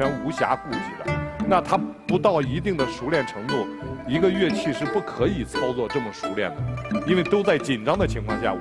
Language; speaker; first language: Chinese; native; Chinese